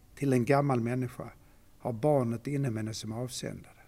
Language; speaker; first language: Swedish; native; Swedish